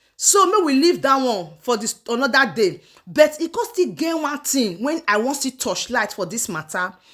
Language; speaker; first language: Nigerian Pidgin; non-native, local second language; Igbo